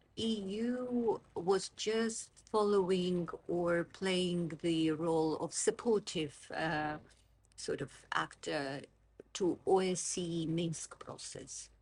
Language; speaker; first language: English; non-native, fluent; Azerbaijani